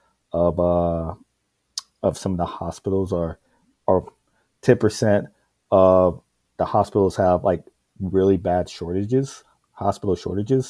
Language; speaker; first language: English; native; English